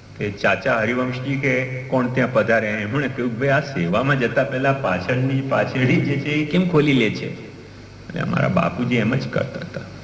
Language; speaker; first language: Gujarati; non-native, local second language; Hindi